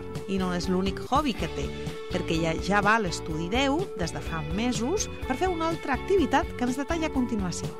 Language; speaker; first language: Catalan; native; Catalan